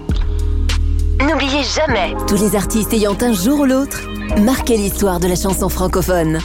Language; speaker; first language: French; native; French